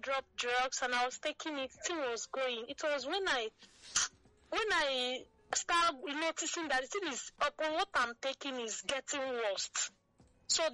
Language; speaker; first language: English; non-native, local second language; Igbo